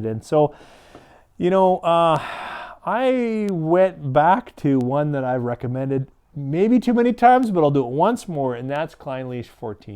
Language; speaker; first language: English; native; English